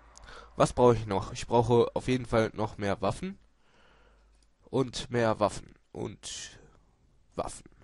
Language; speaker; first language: German; native; German